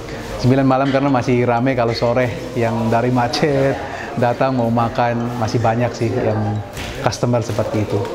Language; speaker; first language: Indonesian; non-native, fluent; Filipino